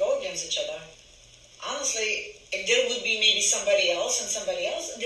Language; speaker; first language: English; non-native, fluent; Ukrainian